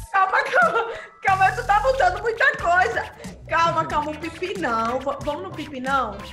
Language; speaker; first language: Portuguese; native; Portuguese